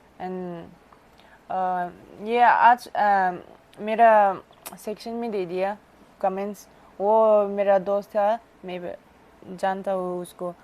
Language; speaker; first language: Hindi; non-native, local second language; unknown